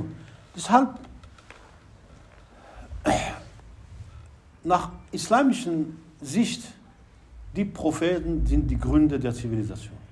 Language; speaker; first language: German; non-native, fluent; Arabic